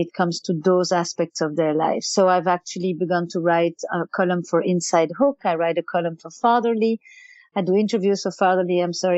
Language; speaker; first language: English; non-native, fluent; Yiddish